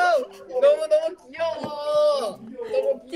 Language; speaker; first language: Korean; native; Korean